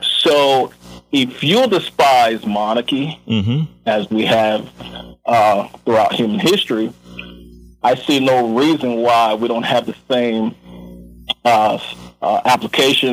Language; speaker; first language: English; non-native, local second language; Yoruba